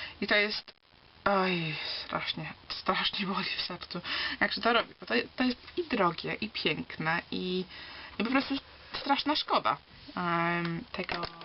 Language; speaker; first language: Polish; early bilingual, heritage; Polish